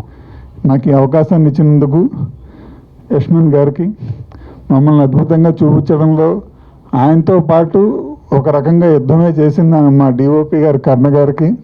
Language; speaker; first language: Telugu; native; Telugu